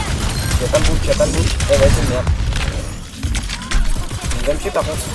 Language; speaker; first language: French; native; French